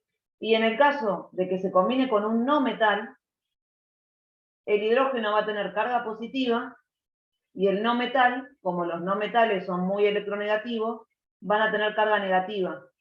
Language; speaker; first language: Spanish; native; Spanish